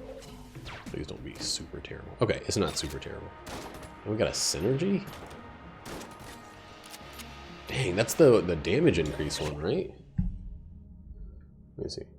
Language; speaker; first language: English; native; English